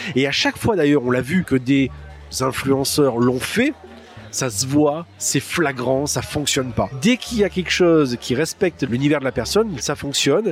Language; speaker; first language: French; native; French